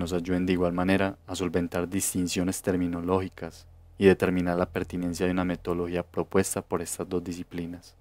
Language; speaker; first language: Spanish; native; Spanish